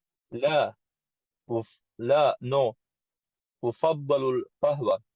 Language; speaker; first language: Arabic; non-native, learner; English